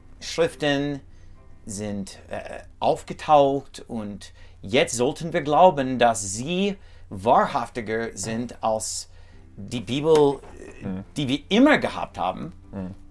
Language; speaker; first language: German; non-native, learner; English